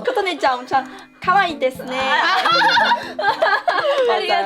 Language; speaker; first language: Korean; non-native, learner; Chinese